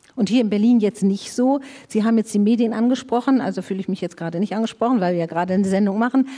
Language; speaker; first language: German; native; German